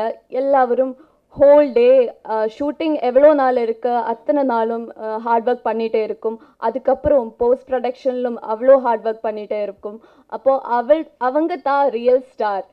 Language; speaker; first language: Tamil; non-native, fluent; Malayalam